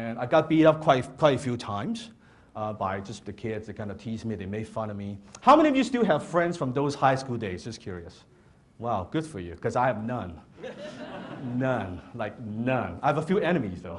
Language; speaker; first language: English; non-native, fluent; Cantonese